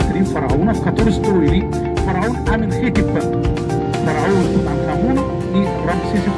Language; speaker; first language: Russian; non-native, learner; Arabic